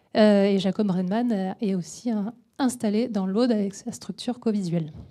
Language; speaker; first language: French; native; French